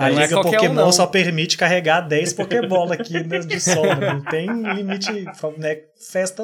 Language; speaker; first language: Portuguese; native; Portuguese